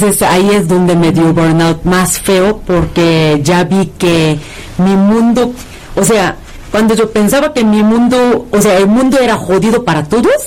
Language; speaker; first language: Spanish; non-native, fluent; Korean